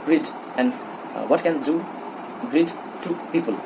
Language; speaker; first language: English; non-native, local second language; Nepali